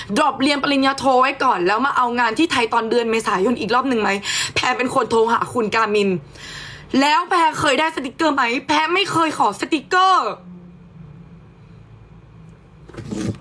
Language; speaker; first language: Thai; native; Thai